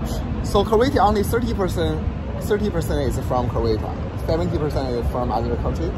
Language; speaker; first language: English; non-native, learner; Chinese